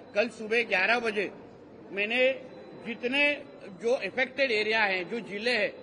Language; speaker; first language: Hindi; non-native, local second language; Marathi